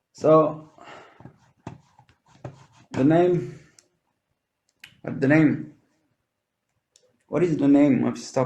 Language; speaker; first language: English; non-native, learner; French